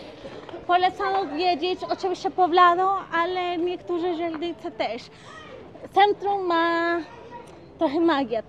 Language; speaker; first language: Polish; non-native, learner; Spanish